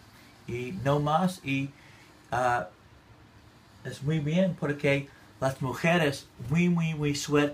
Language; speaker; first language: Spanish; non-native, learner; English